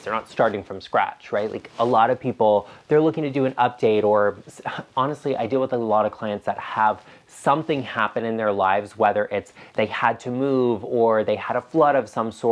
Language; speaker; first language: English; native; English